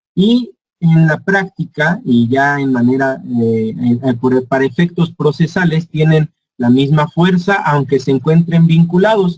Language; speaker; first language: Spanish; native; Spanish